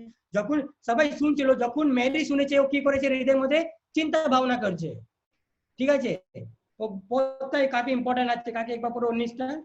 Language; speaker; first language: Bangla; non-native, learner; Hindi